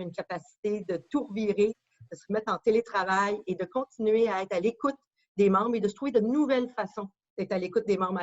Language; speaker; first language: French; native; French